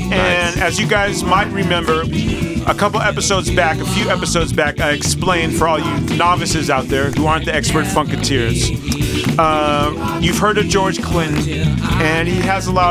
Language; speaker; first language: English; native; English